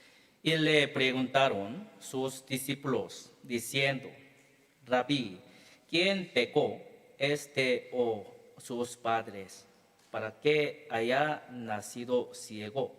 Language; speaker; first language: Spanish; non-native, learner; Korean